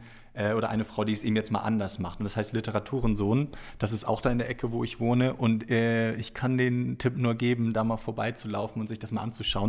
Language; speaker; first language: German; native; German